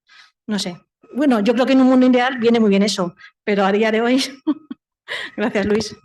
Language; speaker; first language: Spanish; native; Spanish